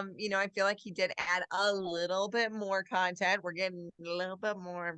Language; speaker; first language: English; native; English